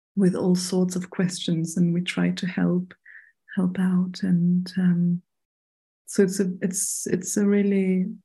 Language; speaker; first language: English; non-native, fluent; German